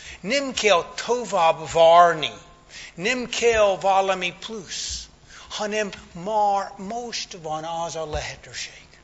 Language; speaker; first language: Hungarian; non-native, fluent; English